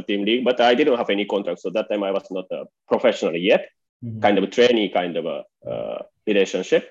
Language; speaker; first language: English; non-native, fluent; Japanese